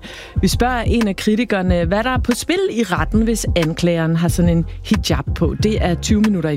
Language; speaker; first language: Danish; native; Danish